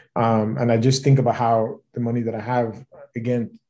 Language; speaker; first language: English; non-native, local second language; Yoruba